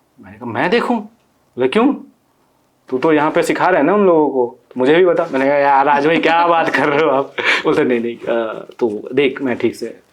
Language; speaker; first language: Hindi; non-native, local second language; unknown